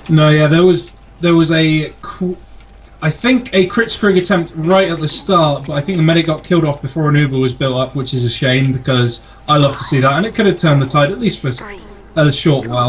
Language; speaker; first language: English; native; English